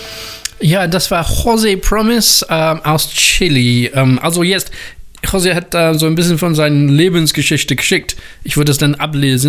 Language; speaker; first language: German; non-native, learner; English